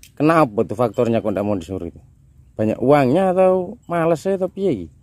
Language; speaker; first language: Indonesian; non-native, local second language; Javanese